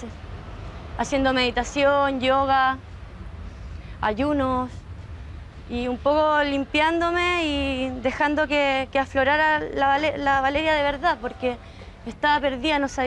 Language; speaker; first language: Spanish; native; Spanish